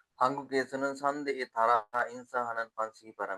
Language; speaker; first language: Korean; non-native, fluent; Sinhala